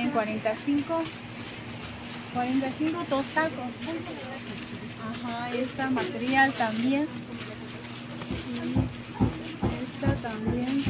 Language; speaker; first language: Spanish; non-native, learner; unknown